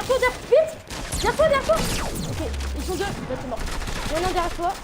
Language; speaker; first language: French; native; French